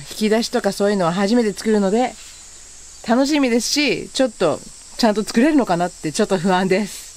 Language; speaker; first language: Japanese; early bilingual, heritage; Japanese